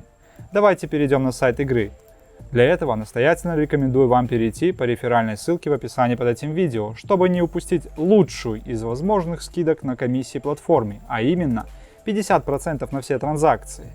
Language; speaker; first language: Russian; native; Russian